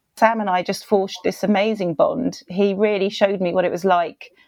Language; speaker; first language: English; native; English